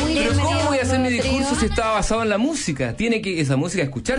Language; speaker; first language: Spanish; native; Spanish